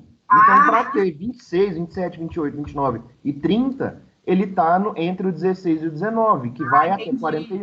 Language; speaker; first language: Portuguese; native; Portuguese